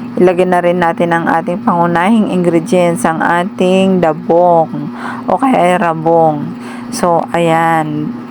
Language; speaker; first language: Filipino; non-native, local second language; Iloko